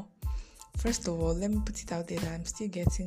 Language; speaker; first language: English; non-native, local second language; Bini